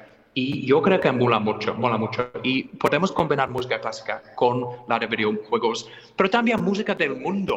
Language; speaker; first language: Spanish; non-native, fluent; English